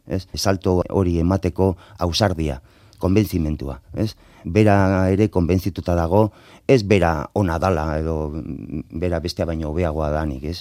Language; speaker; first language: Basque; non-native, local second language; Spanish